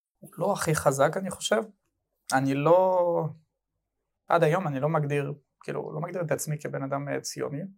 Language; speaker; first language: Hebrew; non-native, fluent; French